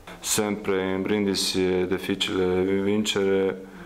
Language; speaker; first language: Italian; non-native, fluent; Croatian